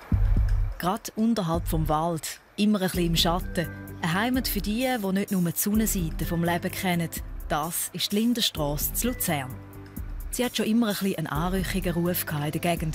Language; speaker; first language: German; native; German